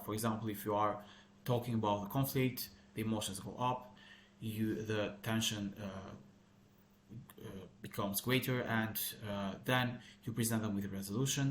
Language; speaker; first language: English; non-native, fluent; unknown